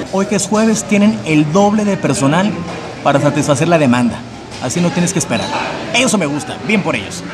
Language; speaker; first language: Spanish; native; Spanish